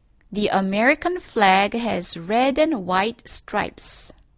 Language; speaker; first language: English; non-native, fluent; Korean